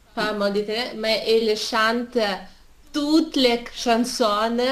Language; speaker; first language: French; non-native, learner; Russian